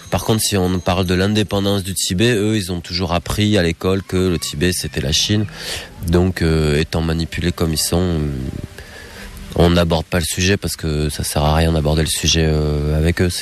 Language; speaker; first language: French; native; French